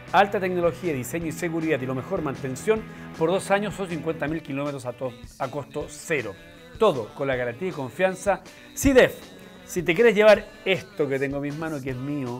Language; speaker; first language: Spanish; native; Spanish